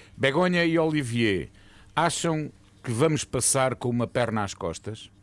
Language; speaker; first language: Portuguese; native; Portuguese